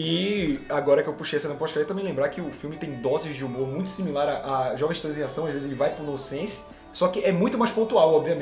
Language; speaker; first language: Portuguese; native; Portuguese